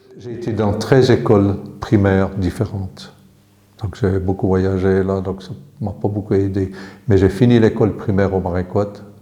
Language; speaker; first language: French; early bilingual, other home language; English